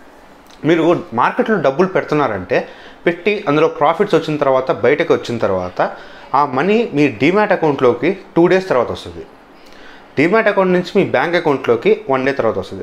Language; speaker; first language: Telugu; native; Telugu